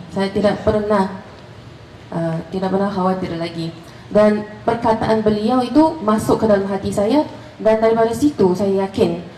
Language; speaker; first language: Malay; non-native, fluent; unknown